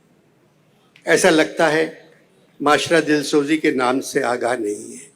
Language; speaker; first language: Urdu; native; Urdu